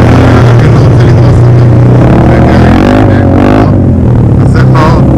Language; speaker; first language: Hebrew; native; Hebrew